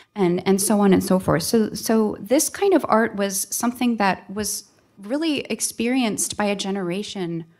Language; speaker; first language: English; native; English